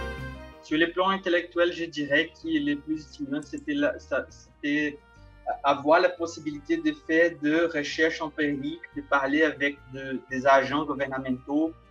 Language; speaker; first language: French; non-native, fluent; Portuguese